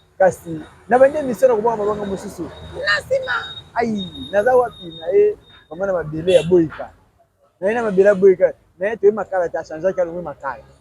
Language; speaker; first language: Lingala; native; Lingala